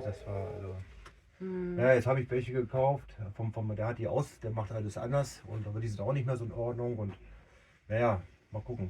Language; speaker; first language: German; native; German